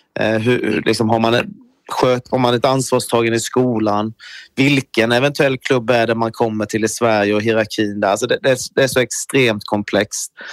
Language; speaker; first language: Swedish; native; Swedish